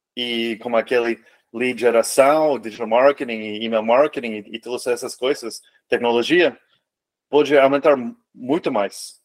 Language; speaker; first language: Portuguese; non-native, fluent; English